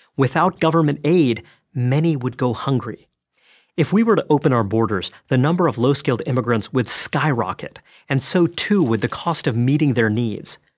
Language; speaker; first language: English; early bilingual, other home language; Bangla